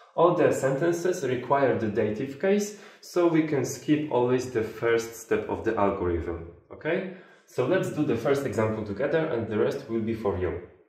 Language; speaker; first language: English; non-native, fluent; Polish